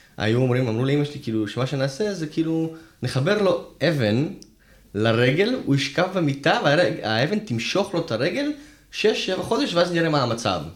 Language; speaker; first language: Hebrew; early bilingual, other home language; Russian